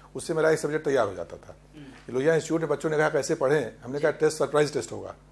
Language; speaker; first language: Hindi; native; Hindi